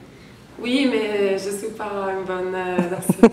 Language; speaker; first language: French; non-native, fluent; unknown